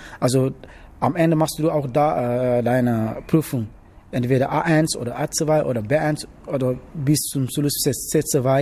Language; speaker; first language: German; non-native, learner; Wolof